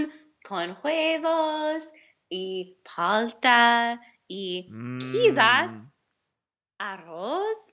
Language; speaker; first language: Spanish; non-native, learner; English